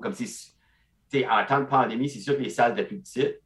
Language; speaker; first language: French; non-native, local second language; English